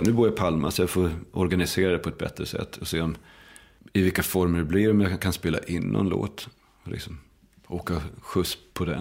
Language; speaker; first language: Swedish; native; Swedish